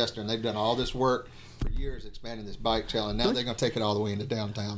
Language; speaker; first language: English; native; English